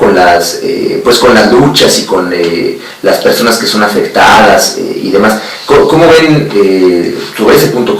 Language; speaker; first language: Spanish; native; Spanish